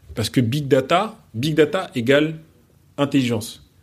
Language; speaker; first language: French; native; French